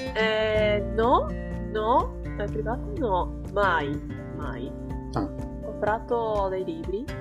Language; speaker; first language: Italian; non-native, learner; Japanese